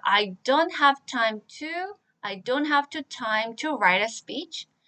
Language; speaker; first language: English; non-native, fluent; Korean